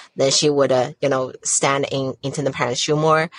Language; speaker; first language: English; non-native, fluent; Chinese